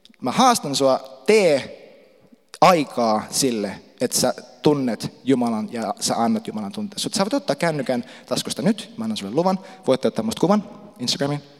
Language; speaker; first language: Finnish; native; Finnish